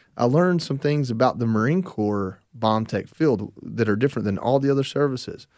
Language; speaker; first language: English; native; English